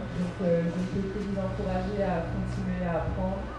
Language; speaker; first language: French; native; French